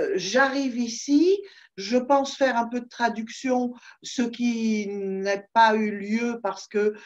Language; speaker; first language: French; native; French